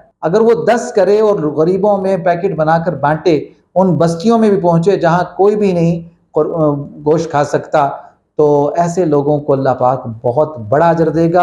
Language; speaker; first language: Urdu; native; Urdu